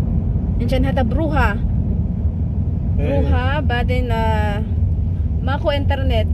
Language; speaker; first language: Arabic; non-native, learner; Filipino